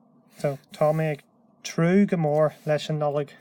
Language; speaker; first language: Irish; non-native, local second language; English